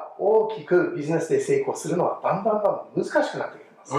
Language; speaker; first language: Japanese; non-native, fluent; English